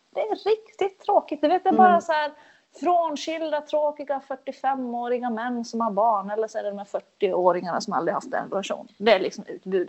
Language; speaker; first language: Swedish; native; Swedish